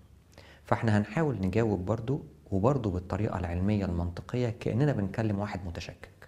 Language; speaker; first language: Arabic; native; Arabic